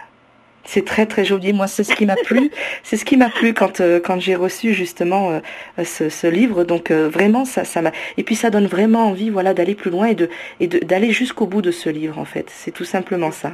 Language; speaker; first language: French; native; French